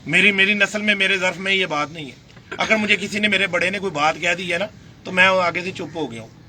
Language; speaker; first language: Urdu; non-native, local second language; Punjabi